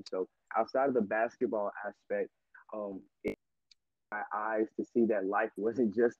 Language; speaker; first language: English; native; English